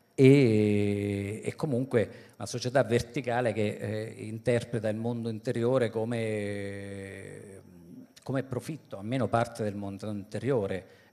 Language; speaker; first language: Italian; native; Italian